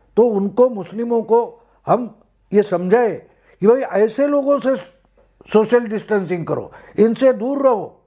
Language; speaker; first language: Hindi; non-native, local second language; Marathi